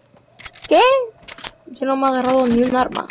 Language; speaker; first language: Spanish; early bilingual, heritage; Spanish